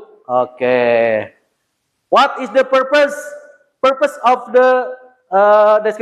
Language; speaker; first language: English; non-native, learner; Indonesian